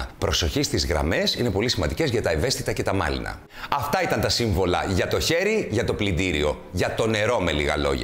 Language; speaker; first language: Greek; native; Greek